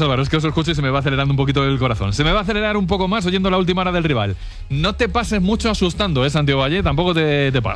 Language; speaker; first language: Spanish; native; Spanish